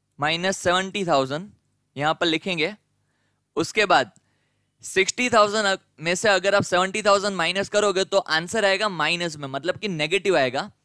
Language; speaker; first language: Hindi; non-native, local second language; Gujarati